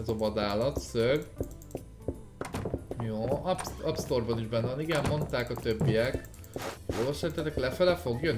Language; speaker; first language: Hungarian; native; Hungarian